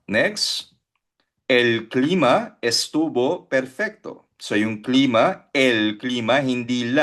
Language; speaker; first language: Spanish; non-native, fluent; Filipino